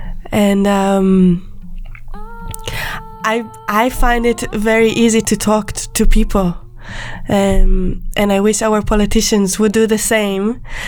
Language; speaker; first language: English; non-native, fluent; Hebrew